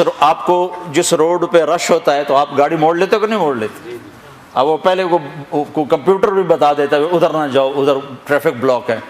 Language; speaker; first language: Urdu; non-native, local second language; Punjabi